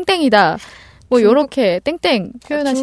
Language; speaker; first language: Korean; native; Korean